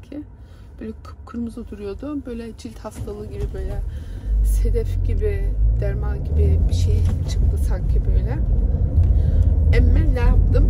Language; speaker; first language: Turkish; early bilingual, heritage; Turkish